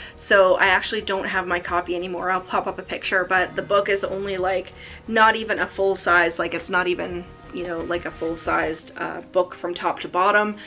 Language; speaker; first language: English; native; English